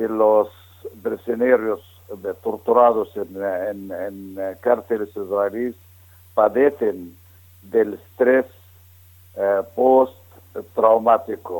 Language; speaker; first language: Spanish; non-native, fluent; Arabic